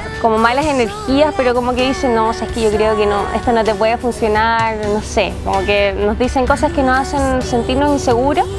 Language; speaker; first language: Spanish; native; Spanish